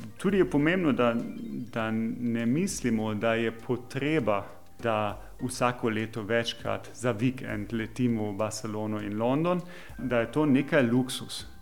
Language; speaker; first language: Slovenian; non-native, fluent; German